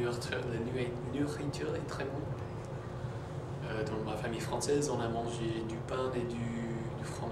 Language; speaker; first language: French; non-native, fluent; English